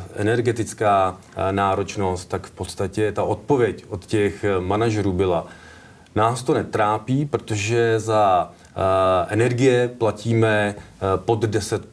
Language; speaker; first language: Czech; native; Czech